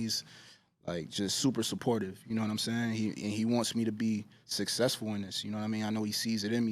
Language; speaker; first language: English; native; English